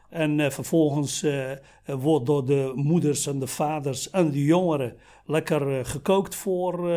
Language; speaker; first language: Dutch; non-native, fluent; Arabic